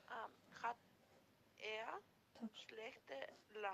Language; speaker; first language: German; non-native, learner; Macedonian